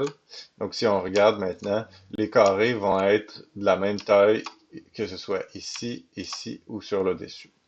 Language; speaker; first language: French; native; French